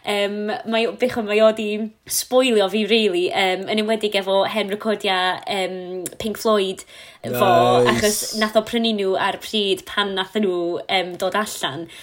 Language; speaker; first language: Welsh; non-native, local second language; English